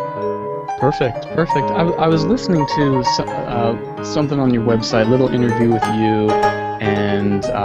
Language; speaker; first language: English; native; English